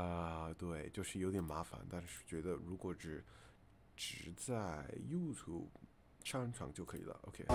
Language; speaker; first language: Chinese; non-native, fluent; English